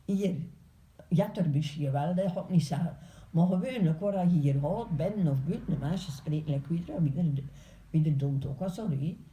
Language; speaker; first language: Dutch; native; Dutch